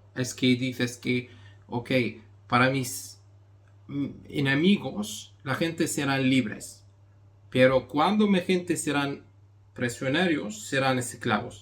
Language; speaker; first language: Spanish; non-native, fluent; Arabic